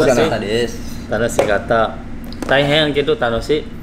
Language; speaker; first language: Japanese; non-native, learner; Indonesian